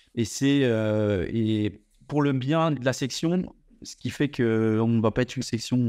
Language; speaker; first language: French; native; French